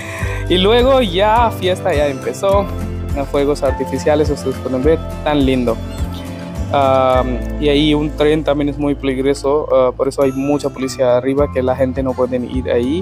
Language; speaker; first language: Spanish; non-native, fluent; Hindi